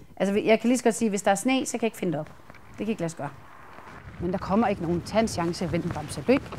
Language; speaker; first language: Danish; native; Danish